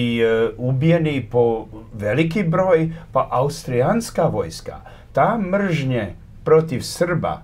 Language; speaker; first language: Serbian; early bilingual, heritage; Croatian